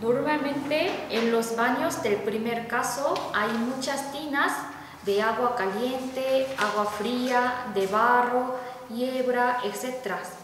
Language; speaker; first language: Spanish; non-native, fluent; Korean